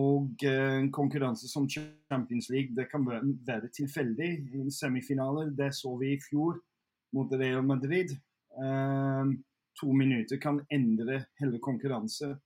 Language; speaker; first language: Norwegian; non-native, fluent; English